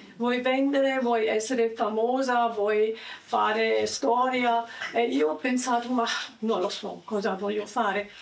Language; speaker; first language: Italian; non-native, learner; German